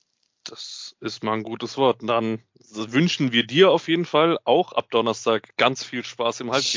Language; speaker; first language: German; native; German